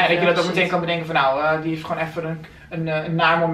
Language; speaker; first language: Dutch; native; Dutch